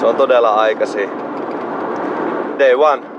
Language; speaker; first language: Finnish; native; Finnish